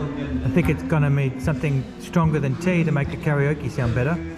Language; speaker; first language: English; native; English